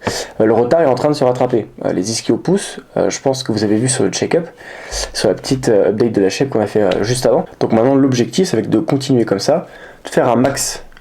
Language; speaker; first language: French; native; French